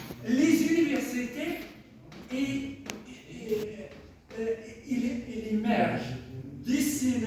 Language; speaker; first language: French; non-native, local second language; Tachelhit